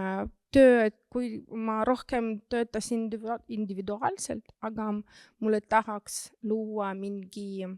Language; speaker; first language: Estonian; non-native, local second language; Russian